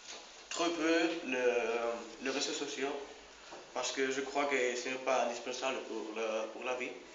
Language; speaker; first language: French; non-native, learner; Spanish